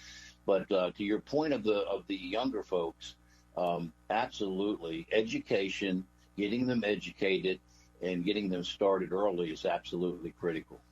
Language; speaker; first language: English; native; English